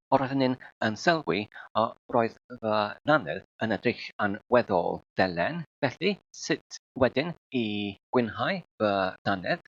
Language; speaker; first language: Welsh; non-native, learner; Filipino